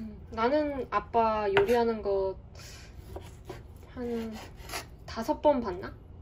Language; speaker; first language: Korean; native; Korean